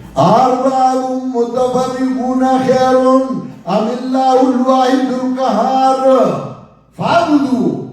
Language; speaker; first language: Urdu; non-native, local second language; Pashto